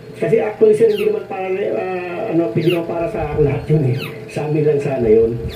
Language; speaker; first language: Filipino; non-native, local second language; Cebuano